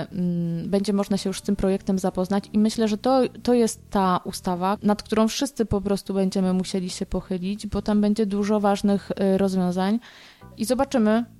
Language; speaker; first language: Polish; native; Polish